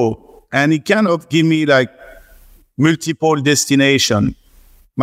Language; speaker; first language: English; non-native, fluent; French